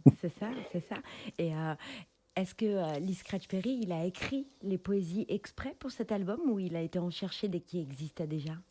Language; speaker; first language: French; native; French